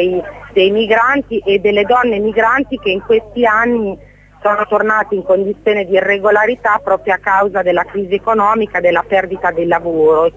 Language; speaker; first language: Italian; native; Italian